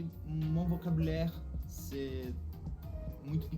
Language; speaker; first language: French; non-native, learner; Portuguese